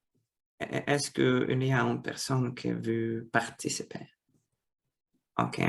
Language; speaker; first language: French; non-native, fluent; Russian